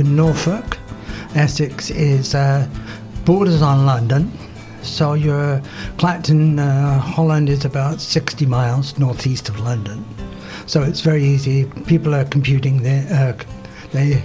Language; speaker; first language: English; native; English